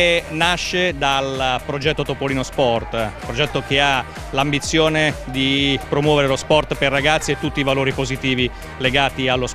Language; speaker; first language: Italian; native; Italian